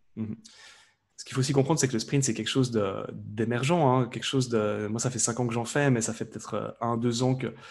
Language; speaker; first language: French; native; French